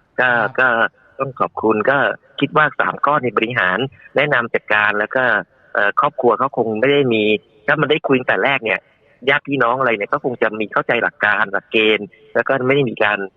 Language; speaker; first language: Thai; native; Thai